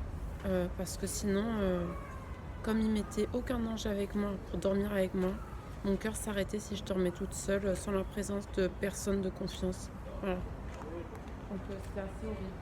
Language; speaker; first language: French; native; French